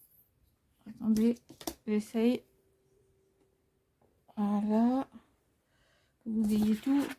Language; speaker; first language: French; native; French